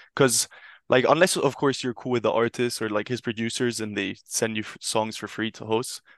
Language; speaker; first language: English; non-native, fluent; Italian